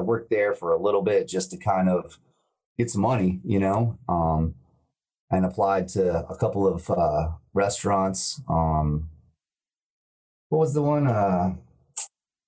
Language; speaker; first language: English; native; English